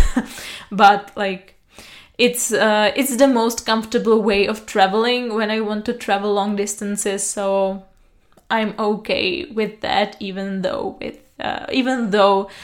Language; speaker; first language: English; non-native, fluent; Czech